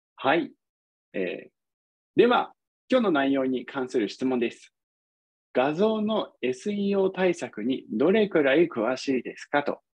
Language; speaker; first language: Japanese; non-native, fluent; English